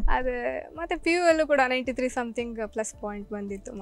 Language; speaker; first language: Kannada; native; Kannada